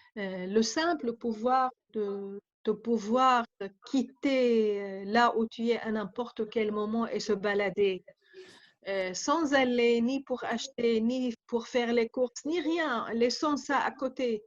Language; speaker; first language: French; non-native, fluent; Arabic